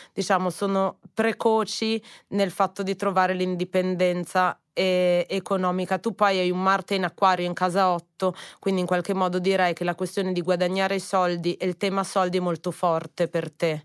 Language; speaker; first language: Italian; native; Italian